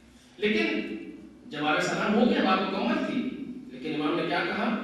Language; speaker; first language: Urdu; native; Urdu